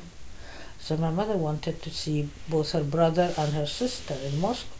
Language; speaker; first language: English; non-native, fluent; Polish